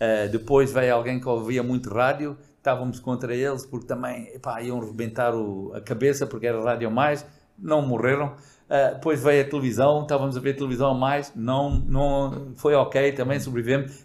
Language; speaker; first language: Portuguese; early bilingual, other home language; English